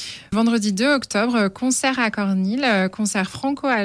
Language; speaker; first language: French; native; French